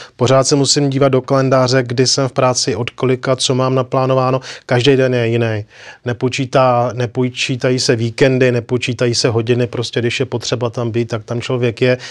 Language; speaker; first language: Czech; native; Czech